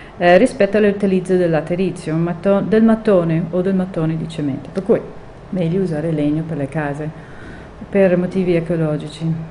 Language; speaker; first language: Italian; non-native, fluent; English